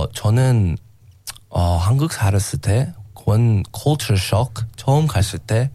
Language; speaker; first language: Korean; non-native, learner; English